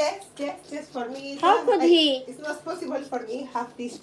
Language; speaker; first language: English; non-native, learner; Spanish